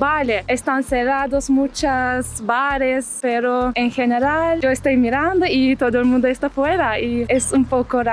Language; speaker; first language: Spanish; non-native, learner; Turkish